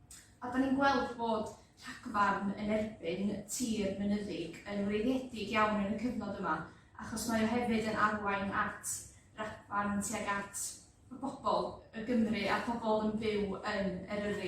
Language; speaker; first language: Welsh; native; Welsh